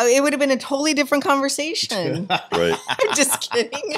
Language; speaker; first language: English; native; English